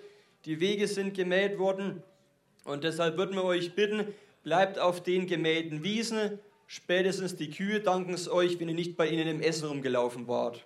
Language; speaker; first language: German; native; German